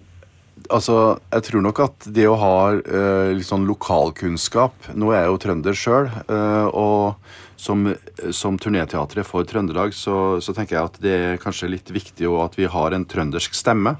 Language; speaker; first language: Norwegian; native; Norwegian